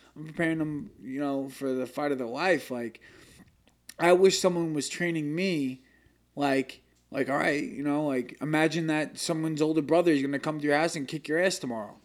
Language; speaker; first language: English; native; English